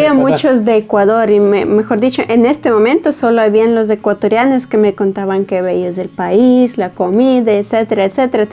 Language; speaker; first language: Spanish; non-native, fluent; Ukrainian